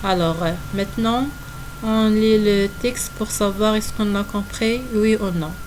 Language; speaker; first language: French; non-native, local second language; Arabic